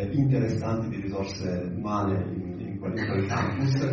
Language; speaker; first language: Italian; early bilingual, other home language; Arabic